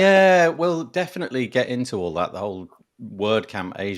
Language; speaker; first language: English; native; English